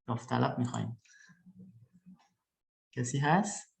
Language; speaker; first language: Persian; early bilingual, other home language; Indonesian